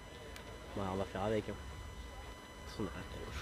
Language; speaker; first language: French; native; French